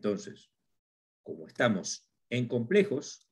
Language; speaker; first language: Spanish; native; Spanish